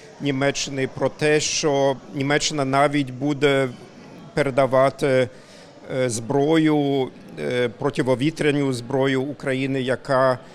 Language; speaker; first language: Ukrainian; non-native, fluent; German